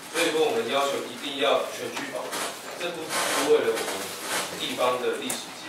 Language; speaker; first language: Chinese; native; Chinese